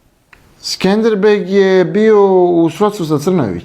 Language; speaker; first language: Serbian; native; Serbian